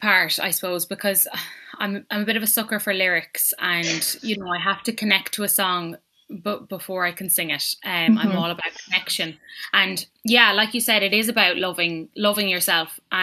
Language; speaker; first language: English; native; English